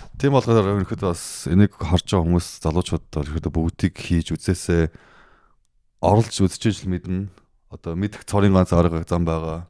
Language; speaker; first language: Mongolian; early bilingual, heritage; Mongolian